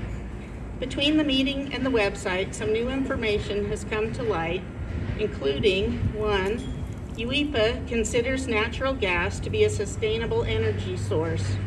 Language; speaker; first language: English; native; English